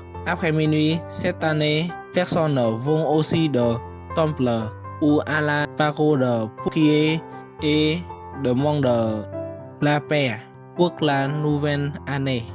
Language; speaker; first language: French; non-native, learner; Vietnamese